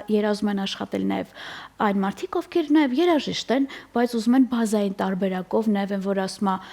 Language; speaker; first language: Armenian; native; Armenian